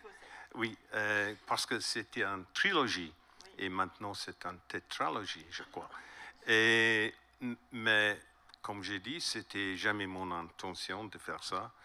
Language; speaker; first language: French; non-native, learner; English